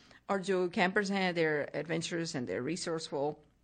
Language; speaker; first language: English; non-native, local second language; Hindi